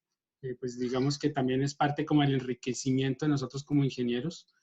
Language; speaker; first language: Spanish; native; Spanish